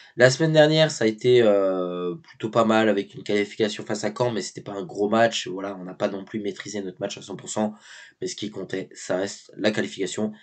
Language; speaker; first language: French; native; French